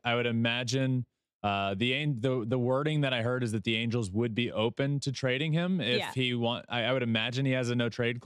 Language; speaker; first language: English; native; English